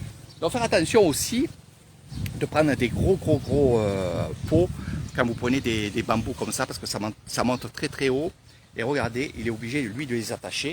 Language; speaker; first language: French; native; French